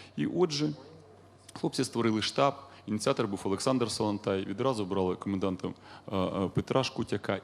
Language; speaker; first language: Ukrainian; native; Ukrainian